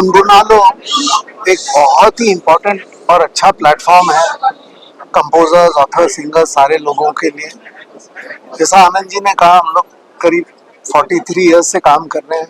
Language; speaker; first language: Hindi; native; Hindi